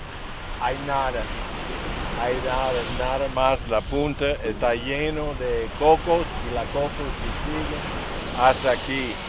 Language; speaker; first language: Spanish; non-native, learner; English